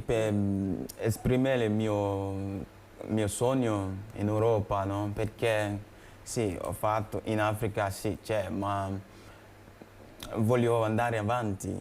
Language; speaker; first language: Italian; non-native, learner; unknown